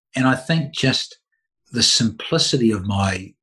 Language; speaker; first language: English; native; English